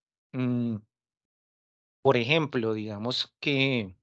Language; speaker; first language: Spanish; native; Spanish